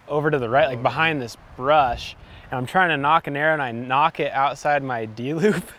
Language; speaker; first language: English; native; English